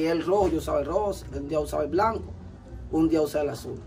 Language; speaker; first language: Spanish; native; Spanish